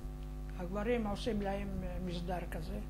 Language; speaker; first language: Hebrew; non-native, fluent; Arabic